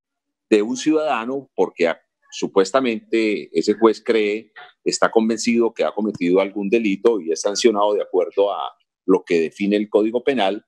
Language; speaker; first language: Spanish; native; Spanish